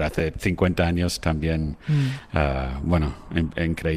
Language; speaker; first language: Spanish; non-native, fluent; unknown